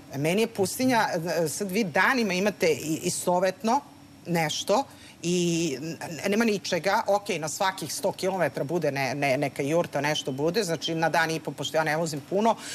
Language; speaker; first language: Serbian; native; Serbian